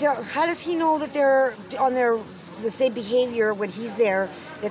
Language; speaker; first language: English; native; English